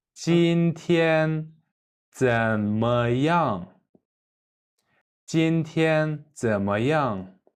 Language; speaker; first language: Chinese; non-native, fluent; Kyrgyz